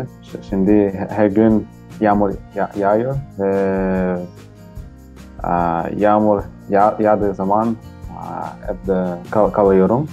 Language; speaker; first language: Turkish; non-native, learner; Portuguese